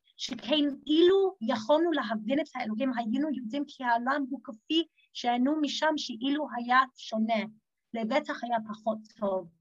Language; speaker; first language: Hebrew; non-native, fluent; English